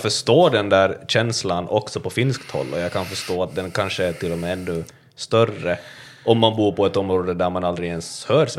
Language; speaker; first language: Swedish; native; Swedish